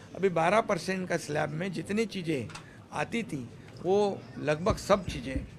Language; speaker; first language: Hindi; non-native, local second language; Marathi